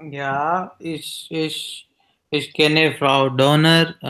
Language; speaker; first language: German; non-native, learner; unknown